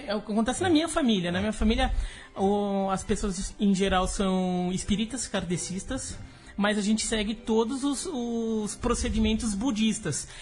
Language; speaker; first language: Portuguese; native; Portuguese